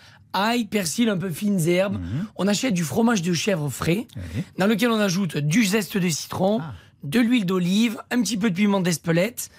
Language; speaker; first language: French; native; French